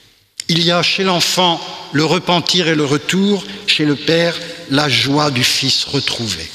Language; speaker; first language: French; native; French